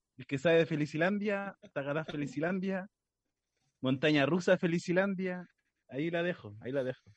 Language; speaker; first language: Spanish; native; Spanish